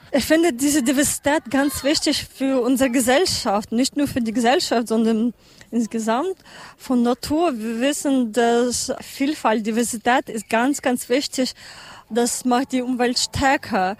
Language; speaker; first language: German; non-native, learner; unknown